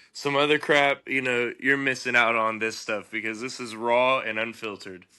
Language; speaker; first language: English; native; English